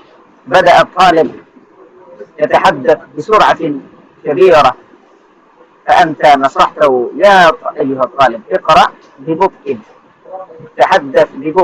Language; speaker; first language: Arabic; non-native, fluent; Bangla